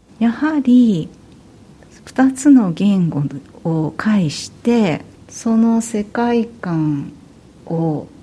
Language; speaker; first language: Japanese; early bilingual, heritage; Japanese